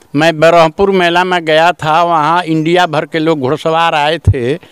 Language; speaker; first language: Hindi; native; Hindi